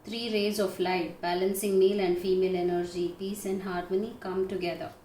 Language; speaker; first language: English; non-native, local second language; Kannada